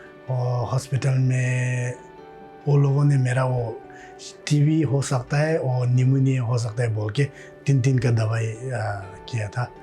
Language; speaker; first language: Hindi; non-native, learner; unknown